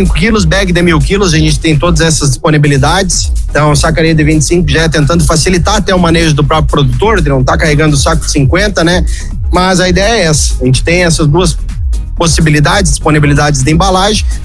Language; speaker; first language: Portuguese; native; Portuguese